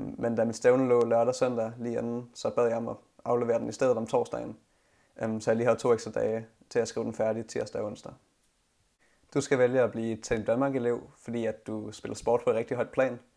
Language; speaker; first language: Danish; native; Danish